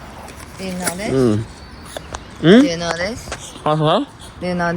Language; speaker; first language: English; non-native, learner; Chinese